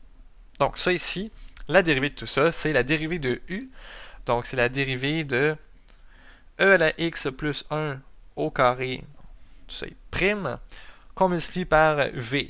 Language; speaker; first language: French; native; French